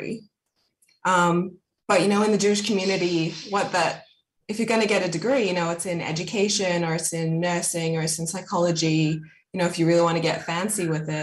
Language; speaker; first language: English; native; English